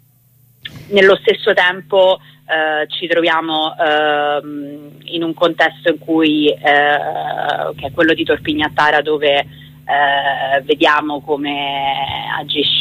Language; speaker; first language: Italian; native; Italian